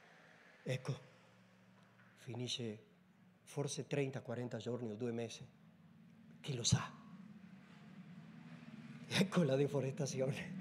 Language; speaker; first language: Italian; non-native, learner; Spanish